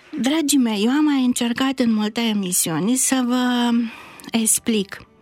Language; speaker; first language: Romanian; native; Romanian